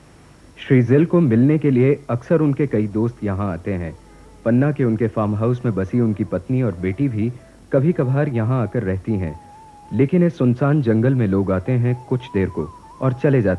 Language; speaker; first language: Hindi; native; Hindi